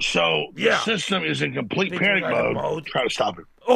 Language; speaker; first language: English; native; English